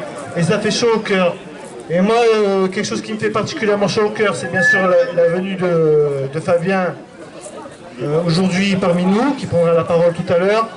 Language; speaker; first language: French; native; French